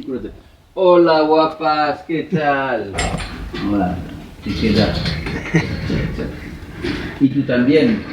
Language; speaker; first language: Spanish; non-native, learner; French